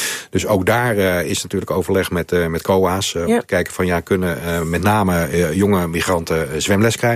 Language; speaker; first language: Dutch; native; Dutch